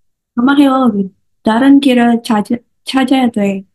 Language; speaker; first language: Korean; non-native, learner; Indonesian